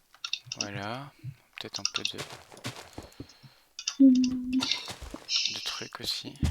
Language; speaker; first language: French; native; French